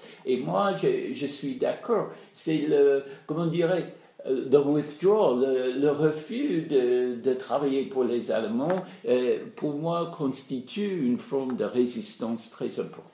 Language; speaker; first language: French; non-native, fluent; English